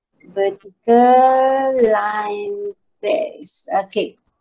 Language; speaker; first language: English; non-native, local second language; Malay